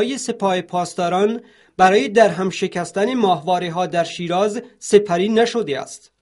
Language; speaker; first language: Persian; non-native, local second language; Central Kurdish